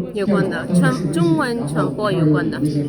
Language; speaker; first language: Chinese; non-native, fluent; Urdu